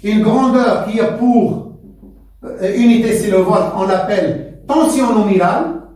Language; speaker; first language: French; non-native, local second language; Arabic